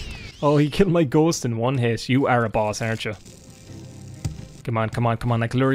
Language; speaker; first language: English; native; English